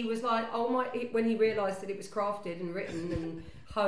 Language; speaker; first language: English; native; English